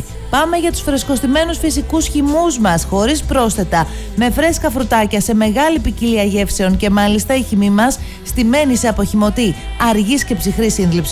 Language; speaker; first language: Greek; native; Greek